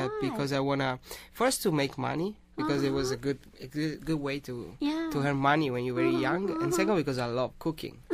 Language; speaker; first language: English; non-native, learner; Italian